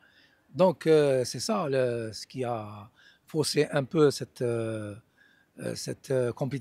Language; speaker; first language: French; non-native, local second language; Arabic